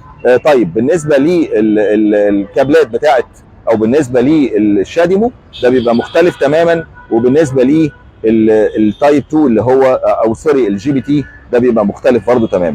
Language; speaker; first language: Arabic; native; Arabic